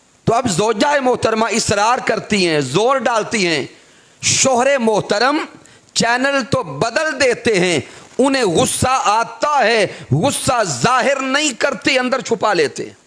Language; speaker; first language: Urdu; native; Urdu